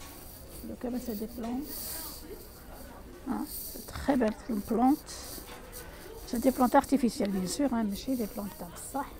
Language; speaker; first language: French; non-native, local second language; Arabic